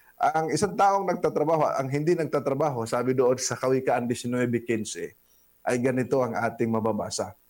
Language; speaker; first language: Filipino; non-native, local second language; Cebuano